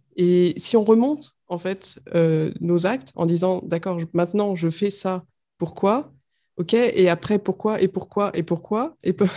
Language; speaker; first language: French; native; French